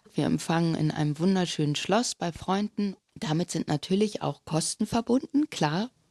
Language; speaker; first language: German; native; German